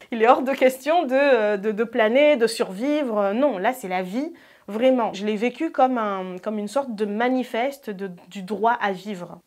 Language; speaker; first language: French; non-native, local second language; Ngazidja Comorian